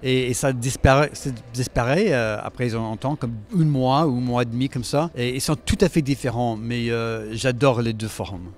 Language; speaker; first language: French; non-native, fluent; English